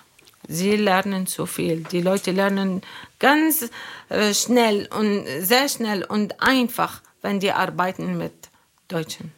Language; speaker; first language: German; non-native, fluent; Arabic